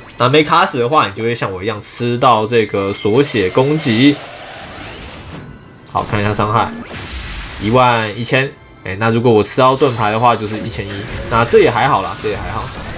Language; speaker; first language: Chinese; native; Chinese